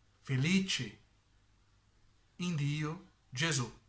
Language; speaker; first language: Italian; non-native, learner; Portuguese